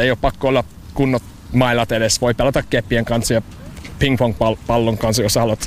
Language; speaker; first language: Finnish; non-native, fluent; English